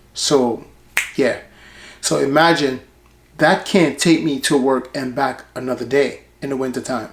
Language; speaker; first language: English; native; English